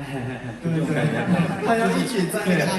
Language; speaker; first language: Chinese; non-native, fluent; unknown